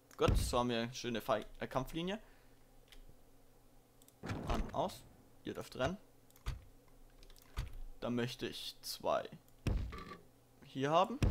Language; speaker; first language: German; native; German